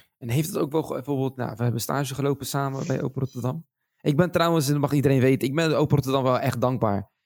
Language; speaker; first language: Dutch; native; Dutch